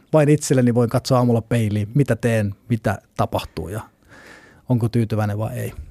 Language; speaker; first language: Finnish; native; Finnish